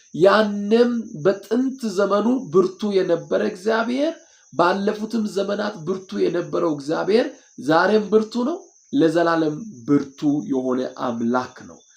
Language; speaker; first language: Amharic; non-native, local second language; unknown